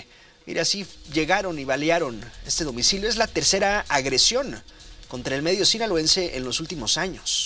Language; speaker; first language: Spanish; native; Spanish